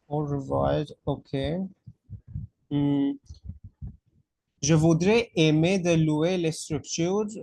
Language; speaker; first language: French; non-native, fluent; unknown